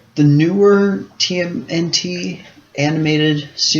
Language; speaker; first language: English; native; English